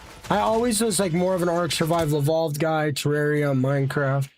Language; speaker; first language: English; native; English